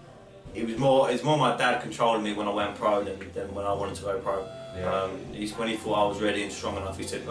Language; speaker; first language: English; native; English